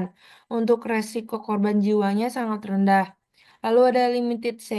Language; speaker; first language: Indonesian; native; Indonesian